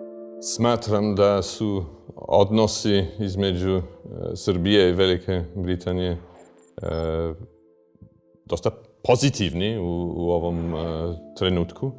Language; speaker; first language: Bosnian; non-native, fluent; English